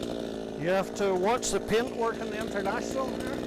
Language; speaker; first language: English; native; English